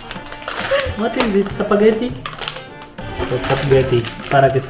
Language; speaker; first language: Filipino; non-native, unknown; Hindi